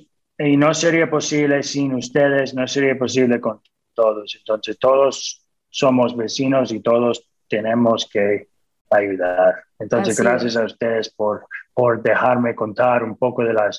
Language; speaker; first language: Spanish; non-native, fluent; English